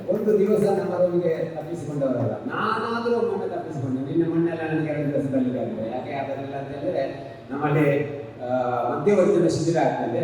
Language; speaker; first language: Kannada; non-native, local second language; Tulu